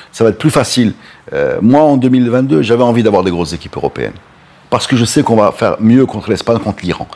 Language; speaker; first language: French; non-native, local second language; Arabic